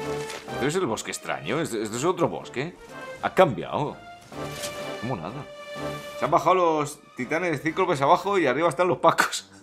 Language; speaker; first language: Spanish; native; Spanish